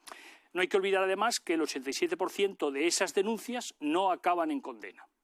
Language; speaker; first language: Spanish; native; Spanish